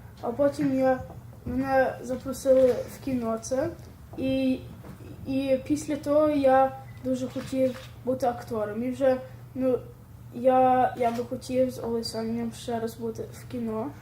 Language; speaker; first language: Ukrainian; early bilingual, heritage; Ukrainian